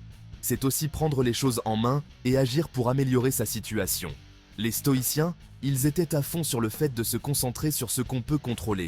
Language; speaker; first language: French; native; French